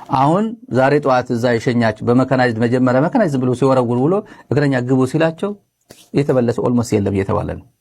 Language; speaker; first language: Amharic; non-native, local second language; Tigrinya